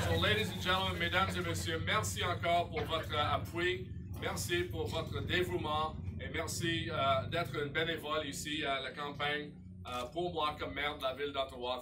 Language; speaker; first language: French; non-native, fluent; English